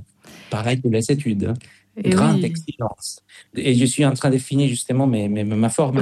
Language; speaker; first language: French; non-native, fluent; Spanish